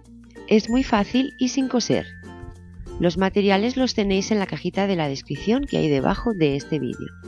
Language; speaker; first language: Spanish; native; Spanish